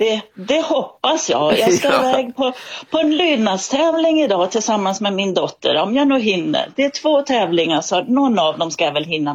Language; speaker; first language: Swedish; native; Swedish